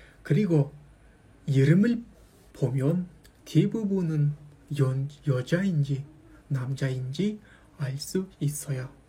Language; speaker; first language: Korean; non-native, fluent; Kazakh